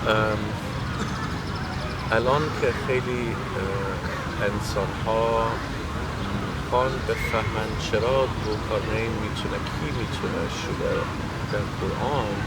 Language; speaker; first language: Persian; non-native, learner; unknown